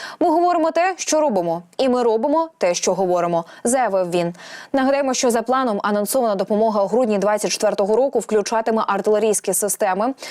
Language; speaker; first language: Ukrainian; native; Ukrainian